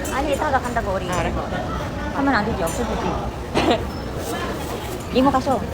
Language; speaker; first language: Korean; non-native, learner; Filipino